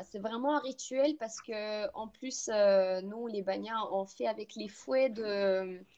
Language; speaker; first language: French; non-native, fluent; Russian